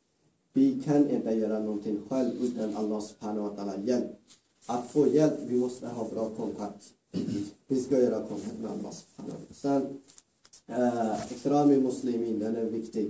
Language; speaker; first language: Swedish; non-native, fluent; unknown